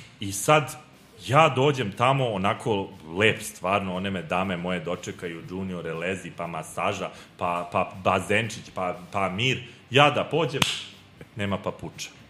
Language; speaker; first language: Serbian; native; Serbian